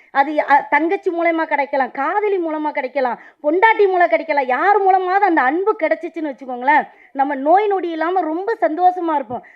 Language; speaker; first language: Tamil; native; Tamil